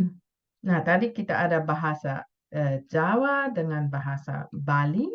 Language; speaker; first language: Indonesian; non-native, fluent; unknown